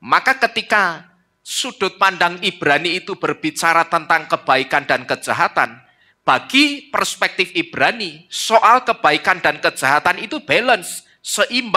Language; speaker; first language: Indonesian; native; Indonesian